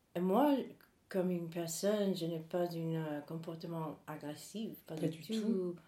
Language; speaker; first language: French; non-native, fluent; English